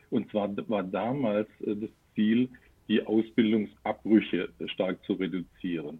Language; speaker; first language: German; native; German